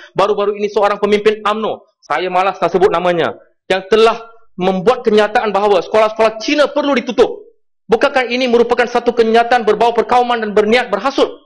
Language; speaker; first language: Malay; non-native, local second language; Tamil